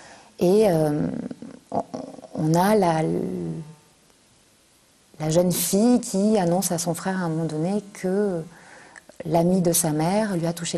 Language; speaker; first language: French; native; French